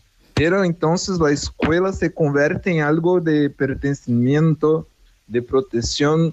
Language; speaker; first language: Spanish; non-native, fluent; Portuguese